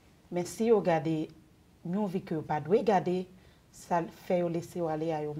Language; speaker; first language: French; non-native, local second language; Haitian Creole